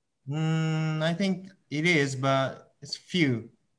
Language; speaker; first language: English; non-native, fluent; Japanese